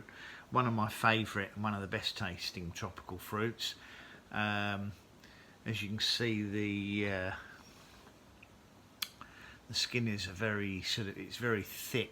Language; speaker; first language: English; native; English